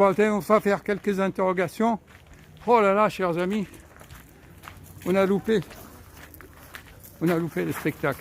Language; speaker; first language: French; non-native, fluent; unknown